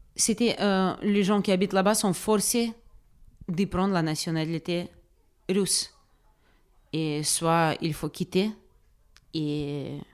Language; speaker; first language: French; non-native, fluent; Ukrainian